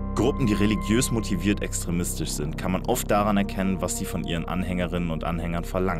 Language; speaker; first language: German; native; German